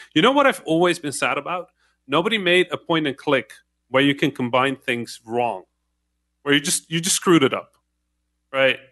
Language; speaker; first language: English; non-native, fluent; Dutch